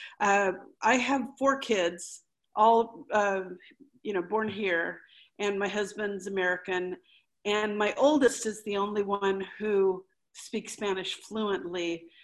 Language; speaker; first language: English; early bilingual, other home language; Spanish